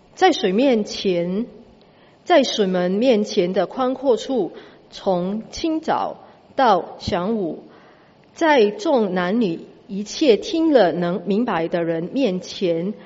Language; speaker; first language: Chinese; non-native, fluent; Indonesian